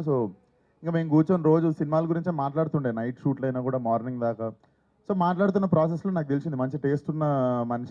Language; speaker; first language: Telugu; native; Telugu